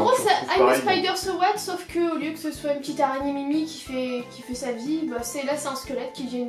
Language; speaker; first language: French; native; French